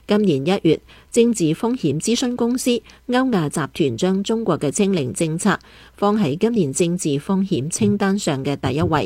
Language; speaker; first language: Chinese; non-native, local second language; Cantonese